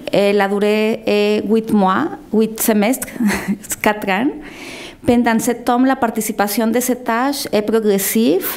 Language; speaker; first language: French; non-native, fluent; Spanish